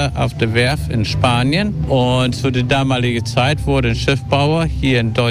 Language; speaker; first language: German; non-native, fluent; Spanish